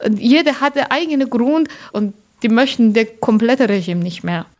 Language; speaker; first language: German; non-native, learner; Persian